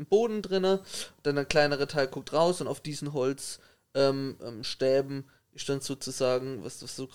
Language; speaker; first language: German; native; German